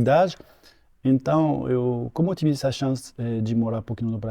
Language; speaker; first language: Portuguese; non-native, fluent; French